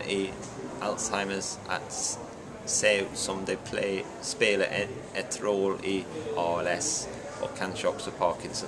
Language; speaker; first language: Swedish; non-native, learner; English